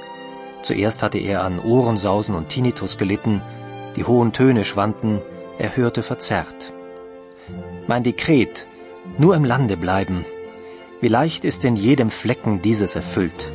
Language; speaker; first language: German; native; German